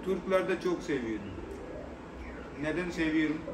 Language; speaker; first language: Turkish; non-native, learner; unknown